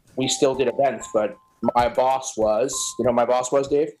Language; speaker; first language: English; native; English